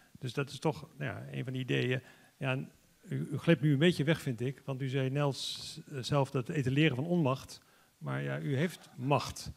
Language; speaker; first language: Dutch; native; Dutch